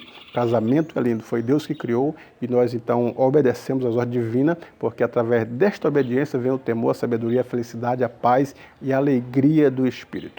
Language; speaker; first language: Portuguese; native; Portuguese